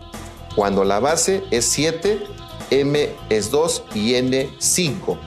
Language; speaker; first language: Spanish; native; Spanish